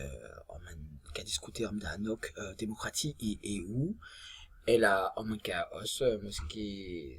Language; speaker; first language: Danish; non-native, fluent; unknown